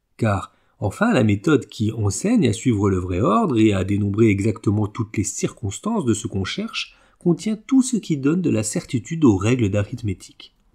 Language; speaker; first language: French; native; French